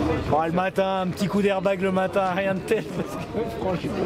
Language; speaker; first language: French; native; French